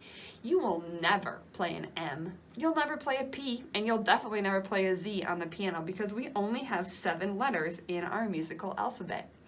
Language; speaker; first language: English; native; English